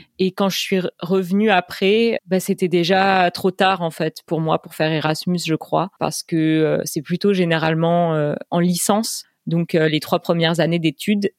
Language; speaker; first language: French; native; French